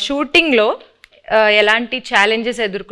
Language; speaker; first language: Telugu; native; Telugu